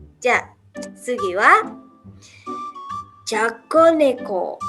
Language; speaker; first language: Japanese; non-native, learner; Indonesian